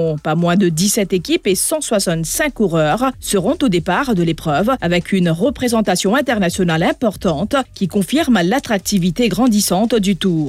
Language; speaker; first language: French; non-native, local second language; Morisyen